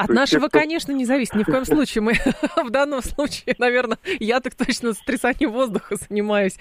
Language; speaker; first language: Russian; native; Russian